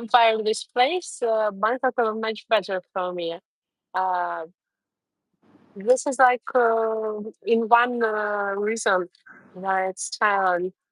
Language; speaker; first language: English; non-native, learner; Russian